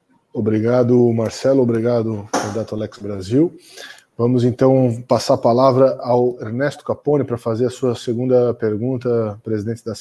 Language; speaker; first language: Portuguese; native; Portuguese